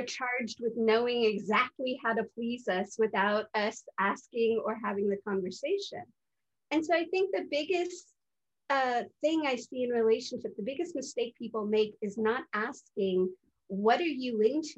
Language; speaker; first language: English; native; English